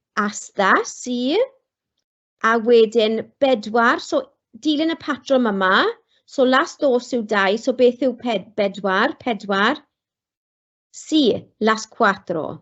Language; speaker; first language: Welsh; non-native, local second language; English